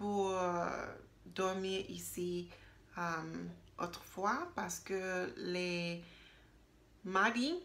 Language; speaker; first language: French; non-native, learner; English